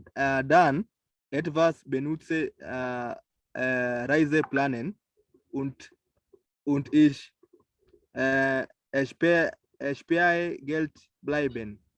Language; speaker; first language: German; non-native, learner; English